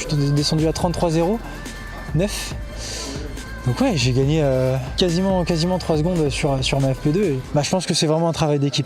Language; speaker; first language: French; native; French